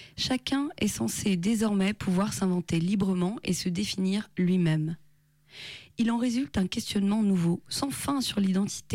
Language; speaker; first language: French; native; French